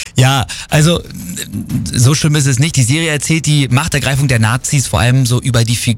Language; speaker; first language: German; native; German